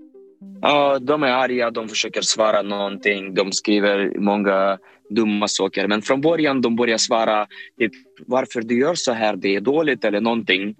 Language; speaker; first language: Swedish; non-native, fluent; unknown